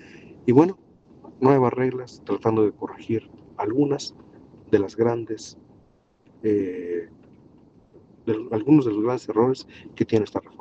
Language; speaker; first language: Spanish; native; Spanish